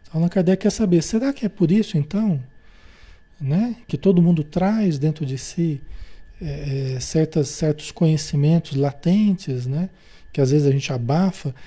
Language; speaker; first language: Portuguese; native; Portuguese